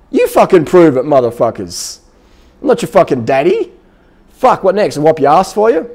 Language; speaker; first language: English; native; English